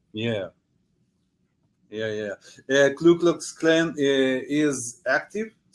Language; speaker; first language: English; non-native, learner; Turkish